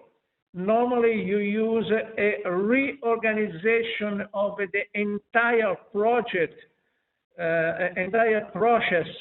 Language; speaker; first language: English; non-native, fluent; Italian